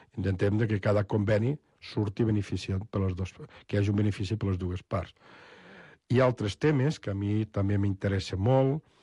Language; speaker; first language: Catalan; native; Catalan